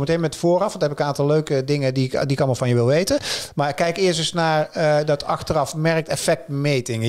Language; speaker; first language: Dutch; native; Dutch